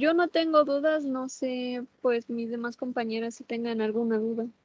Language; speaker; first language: Spanish; native; Spanish